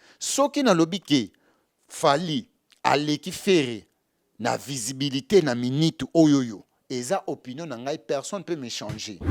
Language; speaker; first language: Lingala; native; Lingala